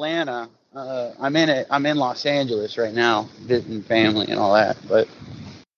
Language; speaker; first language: English; native; English